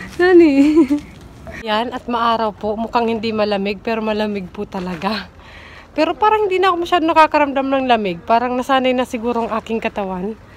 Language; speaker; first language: Filipino; native; Filipino